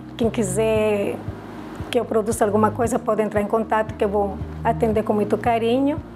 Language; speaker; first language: Portuguese; non-native, fluent; Spanish